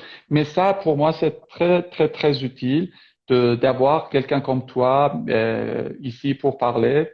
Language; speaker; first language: French; non-native, fluent; Persian